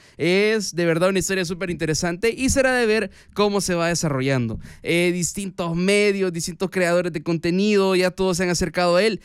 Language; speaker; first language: Spanish; native; Spanish